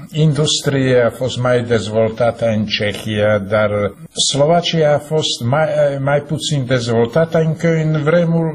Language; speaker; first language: Romanian; non-native, fluent; Slovak